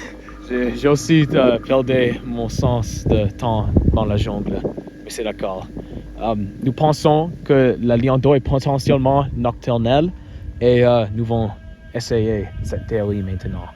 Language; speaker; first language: French; non-native, learner; English